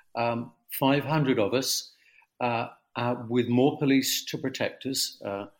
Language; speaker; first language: English; native; English